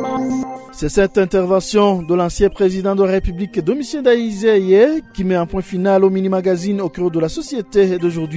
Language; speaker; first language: French; non-native, local second language; Rundi